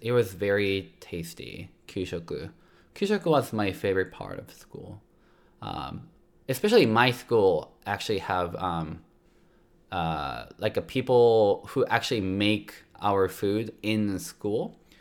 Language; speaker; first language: English; non-native, fluent; Japanese